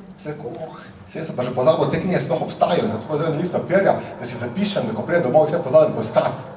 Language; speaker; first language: Slovenian; native; Slovenian